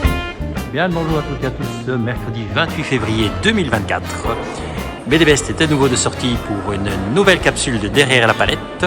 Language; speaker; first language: French; native; French